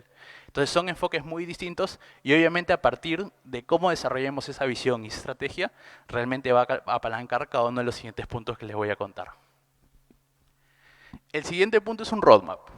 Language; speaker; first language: Spanish; native; Spanish